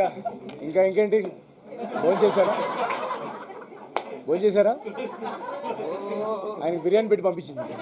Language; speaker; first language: Telugu; native; Telugu